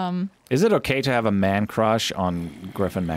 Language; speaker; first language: English; native; English